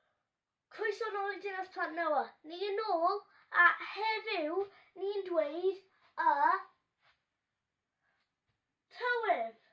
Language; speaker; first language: Welsh; non-native, local second language; English